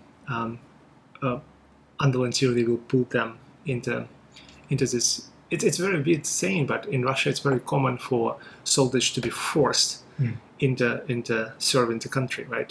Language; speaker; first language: English; non-native, fluent; Russian